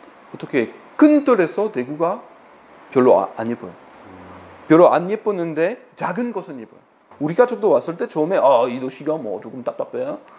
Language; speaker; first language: Korean; non-native, fluent; French